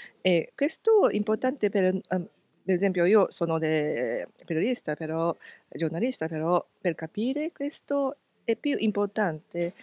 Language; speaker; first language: Italian; non-native, learner; Japanese